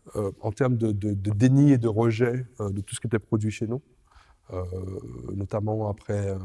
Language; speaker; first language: French; native; French